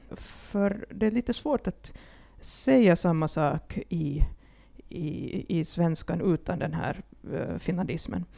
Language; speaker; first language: Swedish; native; Swedish